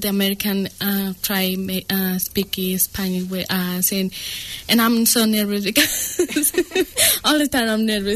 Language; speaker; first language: English; non-native, learner; Spanish